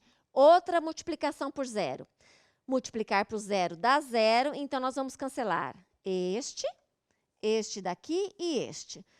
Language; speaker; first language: Portuguese; native; Portuguese